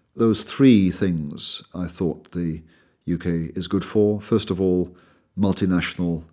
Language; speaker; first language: English; native; English